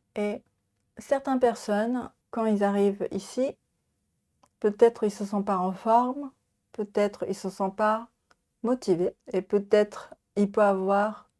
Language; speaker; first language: French; non-native, learner; Japanese